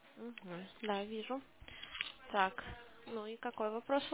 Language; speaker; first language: Russian; native; Russian